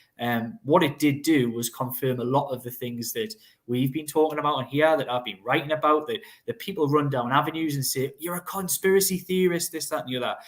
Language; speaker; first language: English; native; English